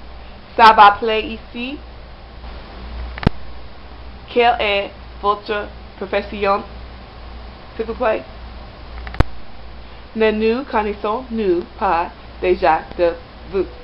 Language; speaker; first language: French; non-native, learner; English